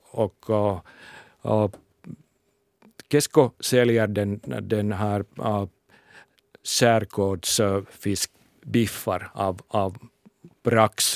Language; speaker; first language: Swedish; non-native, local second language; Finnish